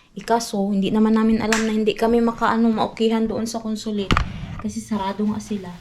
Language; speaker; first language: Filipino; non-native, local second language; Cebuano